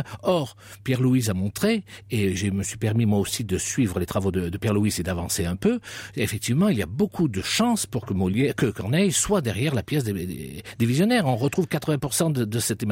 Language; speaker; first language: French; native; French